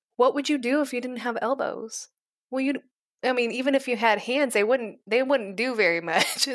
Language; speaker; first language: English; native; English